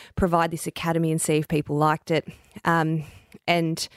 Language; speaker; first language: English; native; English